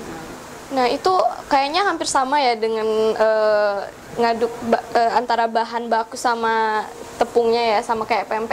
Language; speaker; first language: Indonesian; native; Indonesian